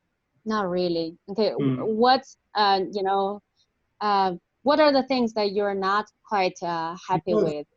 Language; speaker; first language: English; non-native, fluent; Chinese